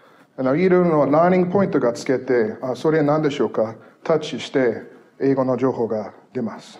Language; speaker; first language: Japanese; non-native, fluent; English